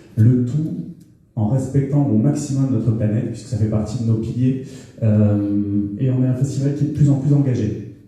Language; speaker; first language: French; native; French